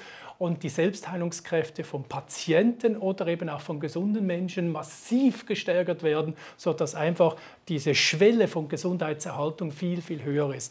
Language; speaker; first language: German; native; German